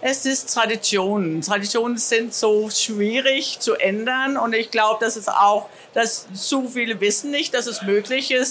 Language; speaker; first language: German; non-native, learner; Danish